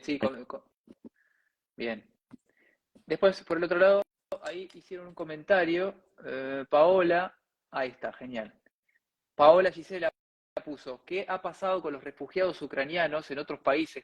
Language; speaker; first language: Spanish; native; Spanish